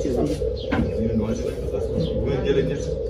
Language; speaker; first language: English; non-native, fluent; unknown